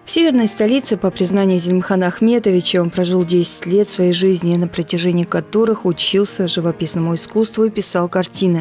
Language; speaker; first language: Russian; native; Russian